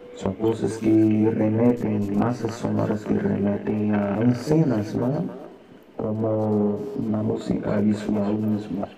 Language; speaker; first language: Spanish; non-native, learner; Portuguese